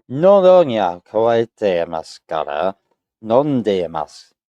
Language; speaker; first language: Japanese; non-native, learner; English